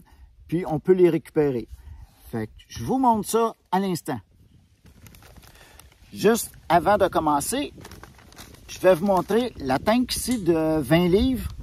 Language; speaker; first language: French; native; French